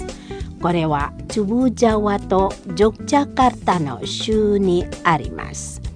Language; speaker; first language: Japanese; non-native, fluent; Indonesian